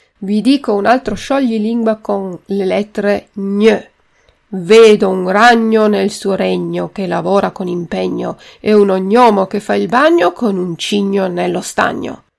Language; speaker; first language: Italian; native; Italian